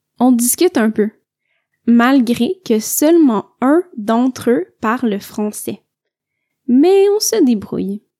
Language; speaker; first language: French; native; French